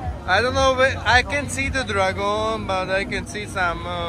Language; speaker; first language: English; non-native, learner; Slovak